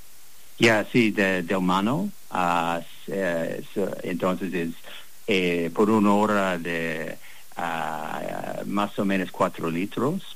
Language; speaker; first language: Spanish; non-native, learner; English